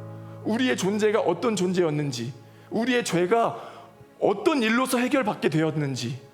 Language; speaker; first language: Korean; native; Korean